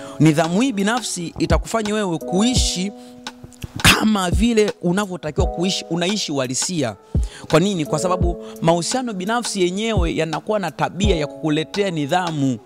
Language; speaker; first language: Swahili; native; Swahili